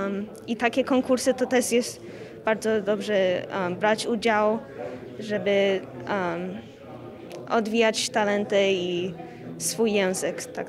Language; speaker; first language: Polish; early bilingual, other home language; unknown